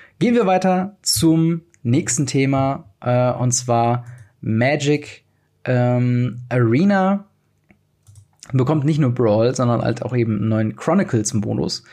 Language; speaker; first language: German; native; German